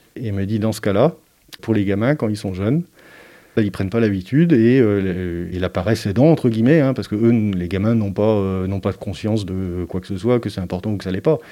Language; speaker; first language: French; native; French